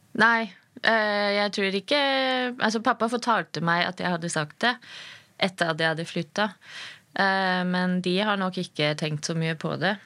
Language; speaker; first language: Norwegian; non-native, fluent; German